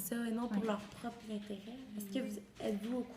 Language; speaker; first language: French; native; French